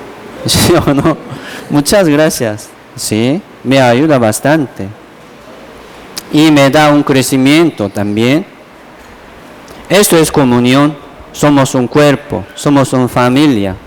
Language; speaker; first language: Spanish; non-native, fluent; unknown